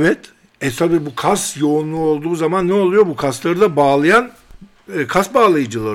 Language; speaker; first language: Turkish; native; Turkish